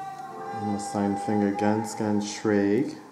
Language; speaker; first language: German; non-native, fluent; English